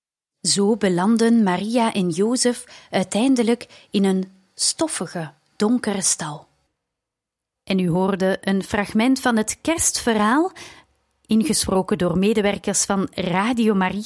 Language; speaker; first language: Dutch; native; Dutch